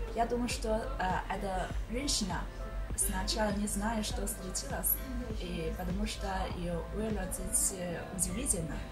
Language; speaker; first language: Russian; non-native, learner; Chinese